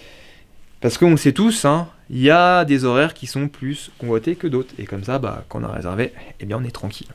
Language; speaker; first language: French; native; French